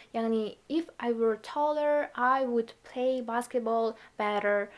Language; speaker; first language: English; non-native, fluent; Kazakh